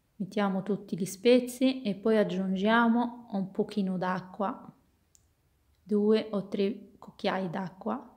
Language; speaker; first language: Italian; non-native, fluent; Arabic